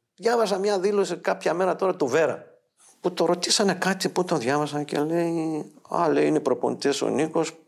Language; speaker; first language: Greek; native; Greek